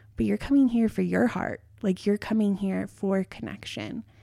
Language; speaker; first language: English; native; English